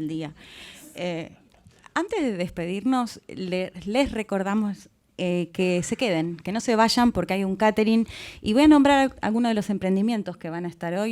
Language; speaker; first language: Spanish; native; Spanish